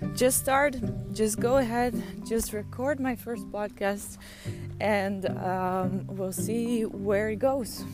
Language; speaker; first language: English; non-native, fluent; Dutch